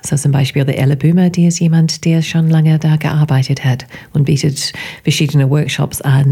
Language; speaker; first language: German; non-native, fluent; English